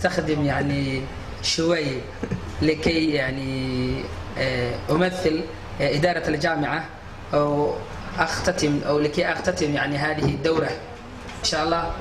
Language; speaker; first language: Arabic; non-native, learner; Somali